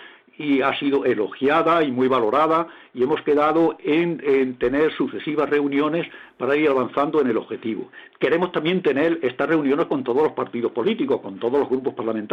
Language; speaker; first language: Spanish; native; Spanish